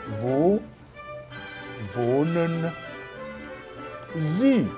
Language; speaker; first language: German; non-native, fluent; Rundi